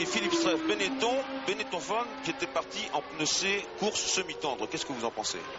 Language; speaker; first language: French; native; French